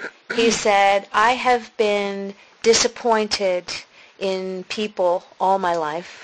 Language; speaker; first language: English; native; English